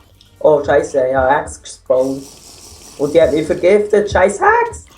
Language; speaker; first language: German; native; German